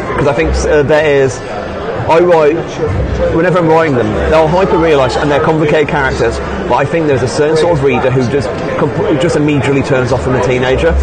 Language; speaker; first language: English; native; English